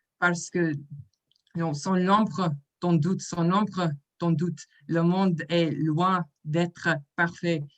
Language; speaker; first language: French; non-native, learner; English